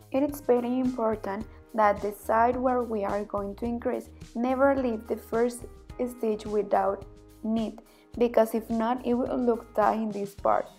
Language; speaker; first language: English; non-native, fluent; Spanish